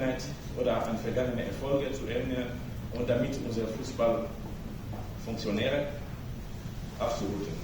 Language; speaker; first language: German; non-native, fluent; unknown